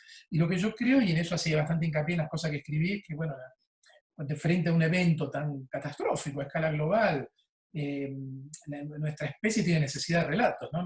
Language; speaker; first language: Spanish; native; Spanish